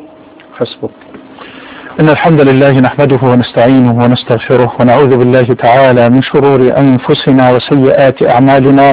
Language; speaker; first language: Arabic; native; Arabic